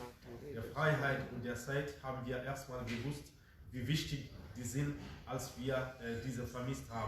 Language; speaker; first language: German; non-native, fluent; Fula